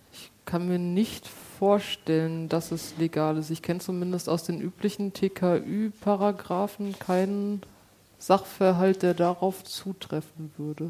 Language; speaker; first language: German; native; German